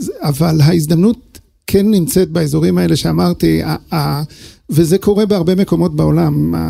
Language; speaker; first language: Hebrew; early bilingual, other home language; English